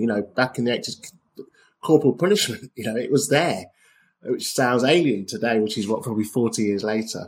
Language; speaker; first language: English; native; English